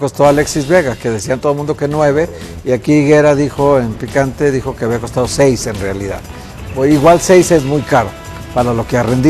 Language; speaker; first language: Spanish; native; Spanish